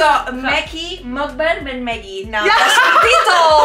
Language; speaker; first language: Dutch; non-native, learner; Italian